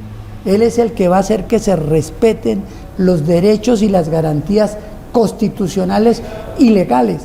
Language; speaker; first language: Spanish; native; Spanish